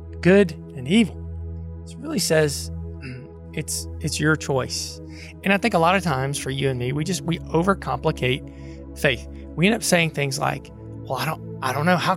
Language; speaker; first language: English; native; English